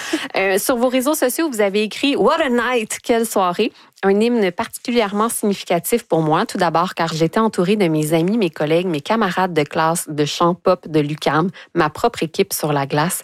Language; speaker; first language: French; native; French